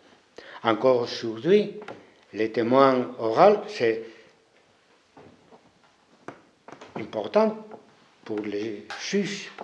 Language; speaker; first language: French; non-native, fluent; Spanish